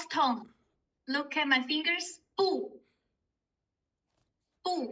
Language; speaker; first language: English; non-native, fluent; Chinese